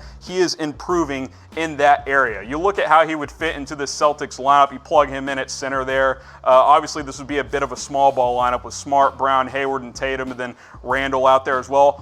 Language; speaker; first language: English; native; English